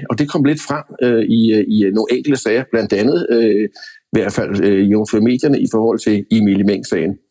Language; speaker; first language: Danish; native; Danish